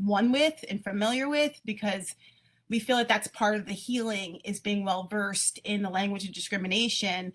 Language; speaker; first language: English; native; English